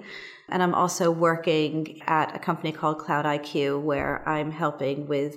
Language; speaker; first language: English; native; English